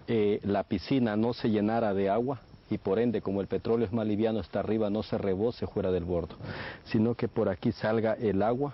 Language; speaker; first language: Spanish; native; Spanish